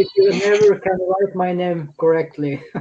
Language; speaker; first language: English; non-native, fluent; Norwegian